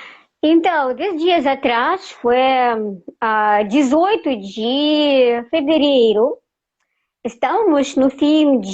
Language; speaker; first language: Portuguese; non-native, fluent; Russian